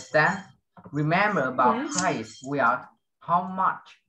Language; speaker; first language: English; non-native, fluent; Vietnamese